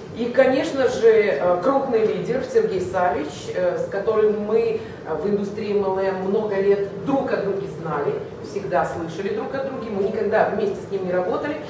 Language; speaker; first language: Russian; native; Russian